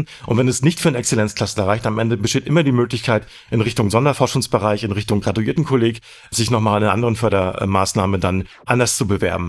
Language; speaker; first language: German; native; German